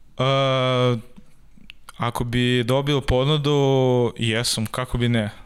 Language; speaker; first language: Serbian; non-native, learner; Russian